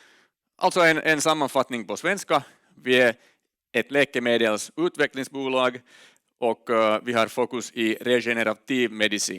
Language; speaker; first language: Swedish; non-native, local second language; Finnish